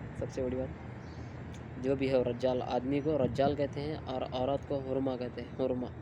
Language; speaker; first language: Urdu; native; Urdu